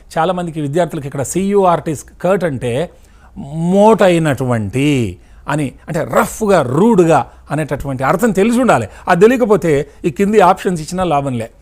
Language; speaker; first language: Telugu; native; Telugu